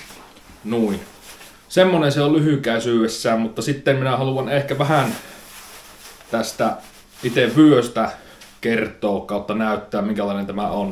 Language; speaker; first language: Finnish; native; Finnish